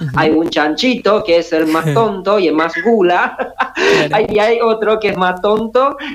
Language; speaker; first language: Spanish; early bilingual, other home language; Chinese